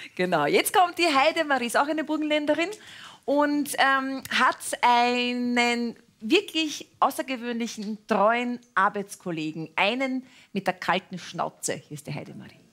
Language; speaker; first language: German; native; German